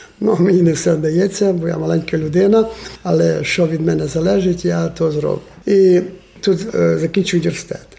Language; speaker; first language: Ukrainian; non-native, local second language; Romanian